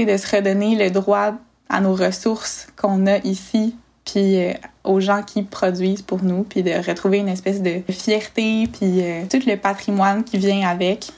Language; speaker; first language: French; native; French